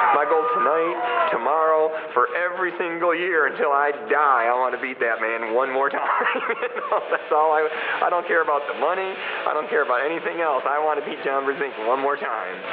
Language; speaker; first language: English; native; English